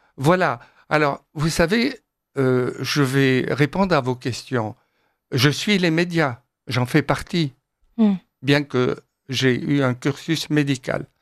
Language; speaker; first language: French; non-native, fluent; Arabic